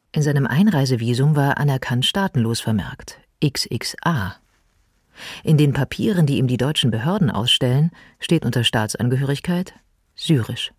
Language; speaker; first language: German; native; German